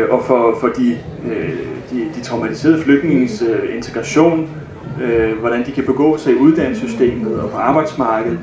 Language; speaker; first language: Danish; native; Danish